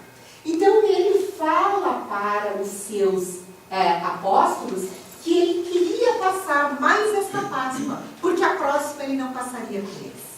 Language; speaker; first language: Portuguese; native; Portuguese